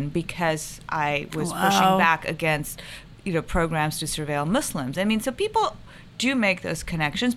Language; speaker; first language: English; non-native, local second language; Urdu